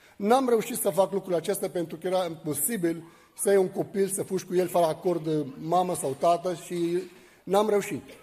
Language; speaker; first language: Romanian; non-native, fluent; Arabic